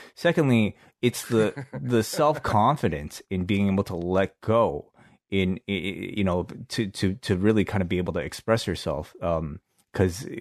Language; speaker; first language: English; non-native, local second language; Cantonese